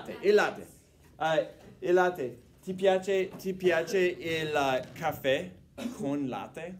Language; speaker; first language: Italian; non-native, fluent; English